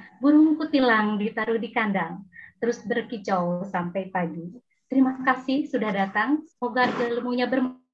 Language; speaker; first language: Indonesian; native; Indonesian